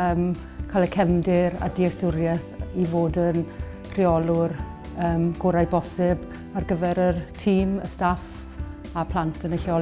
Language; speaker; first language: Welsh; non-native, local second language; English